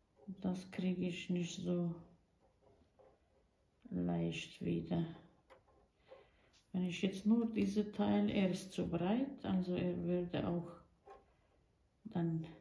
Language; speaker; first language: German; non-native, fluent; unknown